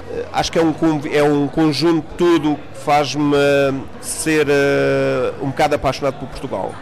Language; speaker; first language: Portuguese; early bilingual, heritage; Portuguese